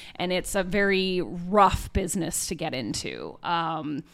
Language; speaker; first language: English; native; English